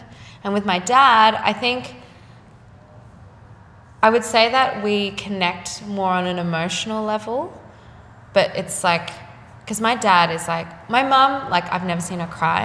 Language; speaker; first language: English; non-native, local second language; Japanese